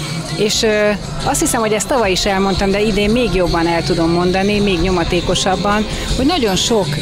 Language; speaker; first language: Hungarian; native; Hungarian